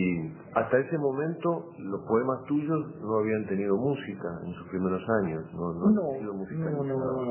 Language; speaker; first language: Spanish; native; Spanish